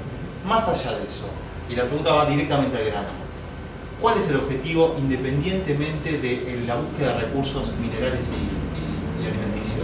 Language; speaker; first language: Spanish; native; Spanish